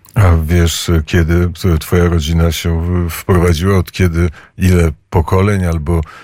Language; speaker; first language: Polish; native; Polish